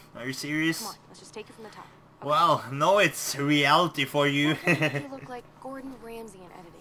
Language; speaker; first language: English; non-native, fluent; Norwegian